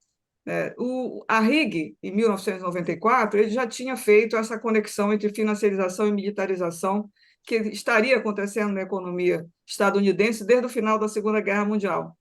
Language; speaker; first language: Portuguese; native; Portuguese